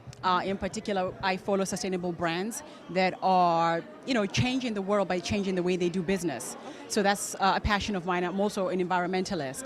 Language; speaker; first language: English; non-native, local second language; Tswana